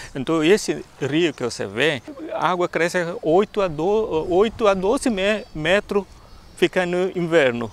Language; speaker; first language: Portuguese; non-native, fluent; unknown